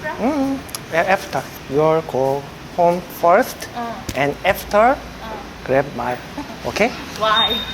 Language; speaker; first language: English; non-native, learner; Korean